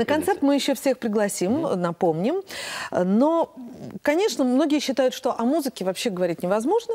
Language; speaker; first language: Russian; native; Russian